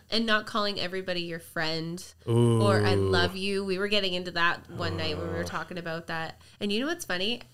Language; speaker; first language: English; native; English